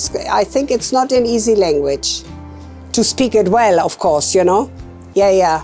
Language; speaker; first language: English; non-native, fluent; German